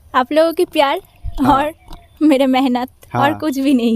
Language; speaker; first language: Hindi; non-native, local second language; Bangla